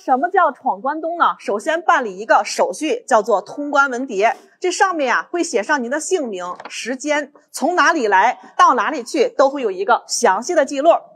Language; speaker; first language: Chinese; native; Chinese